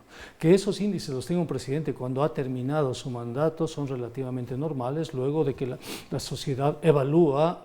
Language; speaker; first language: Spanish; native; Spanish